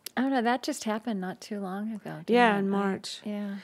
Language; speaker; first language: English; native; English